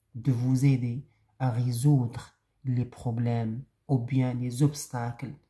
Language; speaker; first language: French; non-native, local second language; Arabic